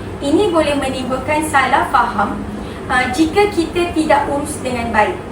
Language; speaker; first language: Malay; native; Malay